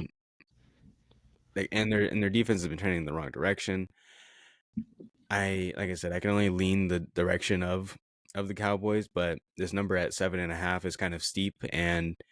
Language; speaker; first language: English; native; English